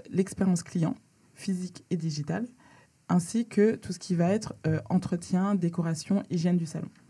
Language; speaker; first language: French; early bilingual, other home language; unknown